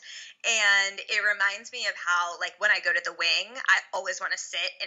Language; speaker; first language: English; native; English